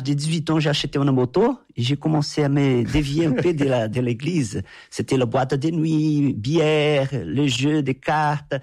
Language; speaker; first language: French; non-native, fluent; Portuguese